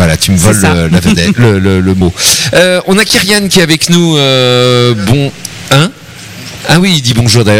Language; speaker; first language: French; native; French